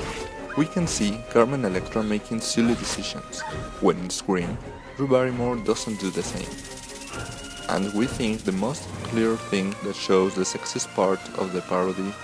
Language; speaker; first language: English; non-native, fluent; Spanish